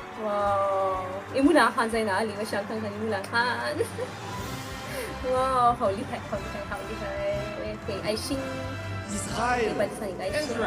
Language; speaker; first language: Chinese; non-native, fluent; Urdu